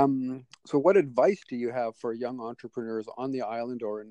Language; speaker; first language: English; native; English